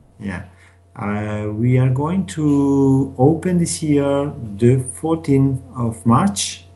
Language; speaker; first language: English; non-native, learner; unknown